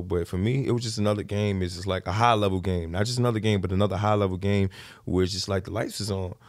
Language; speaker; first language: English; native; English